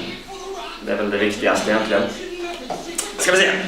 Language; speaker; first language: Swedish; native; Swedish